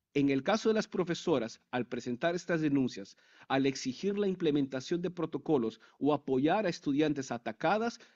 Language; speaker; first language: Spanish; native; Spanish